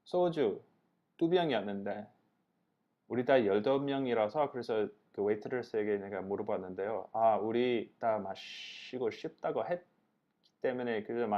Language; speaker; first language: Korean; non-native, fluent; English